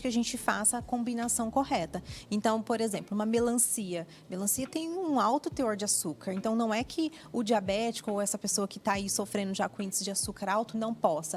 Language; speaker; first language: Portuguese; native; Portuguese